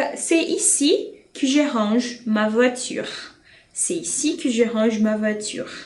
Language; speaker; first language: French; non-native, fluent; Portuguese